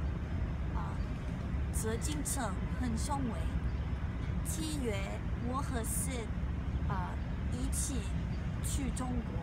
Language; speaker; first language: Chinese; non-native, learner; English